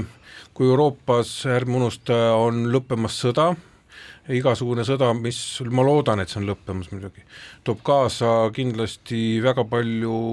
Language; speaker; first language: Estonian; native; Estonian